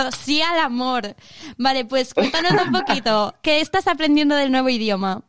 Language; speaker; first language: Spanish; non-native, learner; Chinese